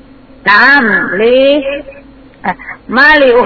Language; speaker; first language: Arabic; non-native, learner; Indonesian